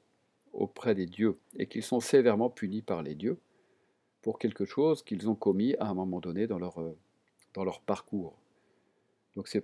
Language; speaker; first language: French; native; French